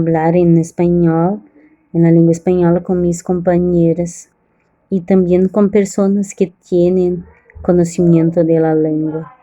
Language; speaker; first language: Spanish; non-native, learner; Portuguese